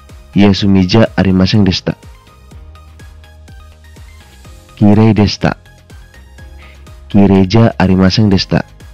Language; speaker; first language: Japanese; non-native, fluent; Indonesian